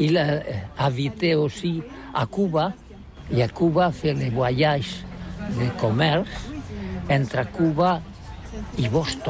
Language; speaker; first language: French; non-native, learner; Catalan